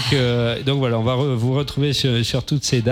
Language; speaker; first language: French; native; French